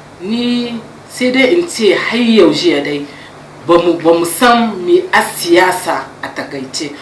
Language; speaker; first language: Hausa; native; Hausa